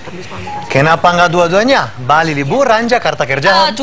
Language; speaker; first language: Indonesian; non-native, fluent; Italian